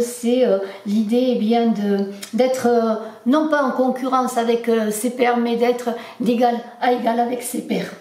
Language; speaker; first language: French; native; French